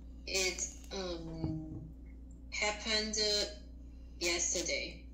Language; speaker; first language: English; non-native, learner; Chinese